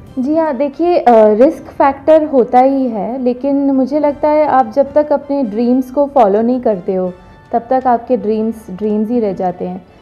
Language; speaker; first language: Hindi; non-native, local second language; Bangla